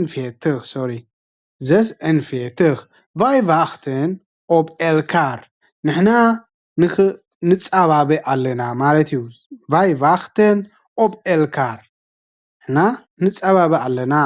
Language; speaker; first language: Dutch; non-native, fluent; Tigrinya